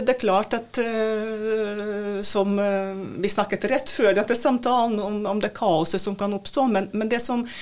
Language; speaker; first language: Norwegian; non-native, fluent; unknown